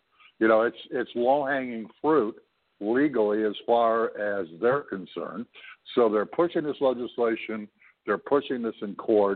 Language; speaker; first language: English; native; English